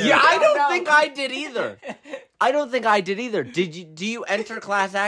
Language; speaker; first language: English; native; English